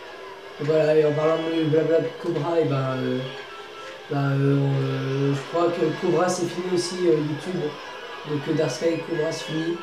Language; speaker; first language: French; native; French